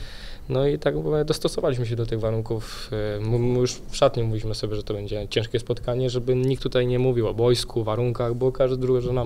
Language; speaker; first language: Polish; native; Polish